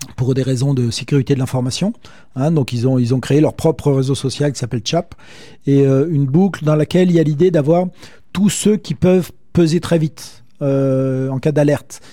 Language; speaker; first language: French; native; French